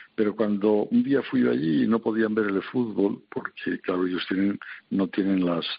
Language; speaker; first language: Spanish; native; Spanish